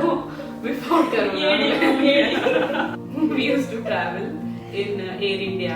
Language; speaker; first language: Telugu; non-native, local second language; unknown